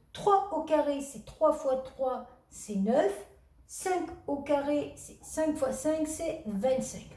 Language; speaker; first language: French; native; French